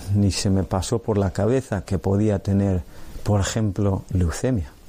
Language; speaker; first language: Spanish; non-native, fluent; English